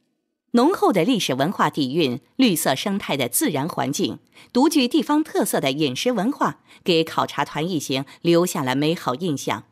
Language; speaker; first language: Chinese; native; Chinese